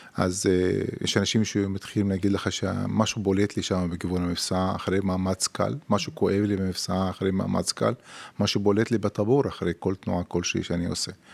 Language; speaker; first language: Hebrew; non-native, local second language; Arabic